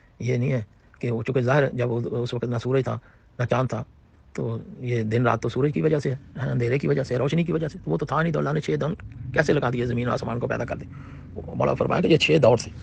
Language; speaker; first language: Urdu; non-native, local second language; Punjabi